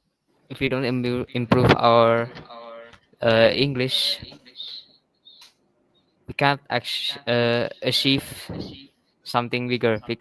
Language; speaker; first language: English; non-native, learner; Indonesian